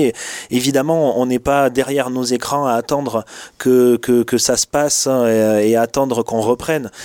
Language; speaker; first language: French; native; French